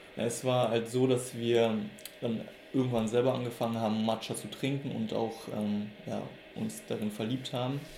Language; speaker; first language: German; early bilingual, other home language; Russian